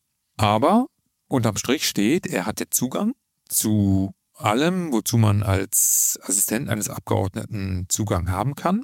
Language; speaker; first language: German; native; German